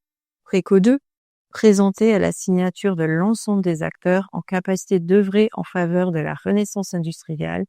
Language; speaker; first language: French; native; French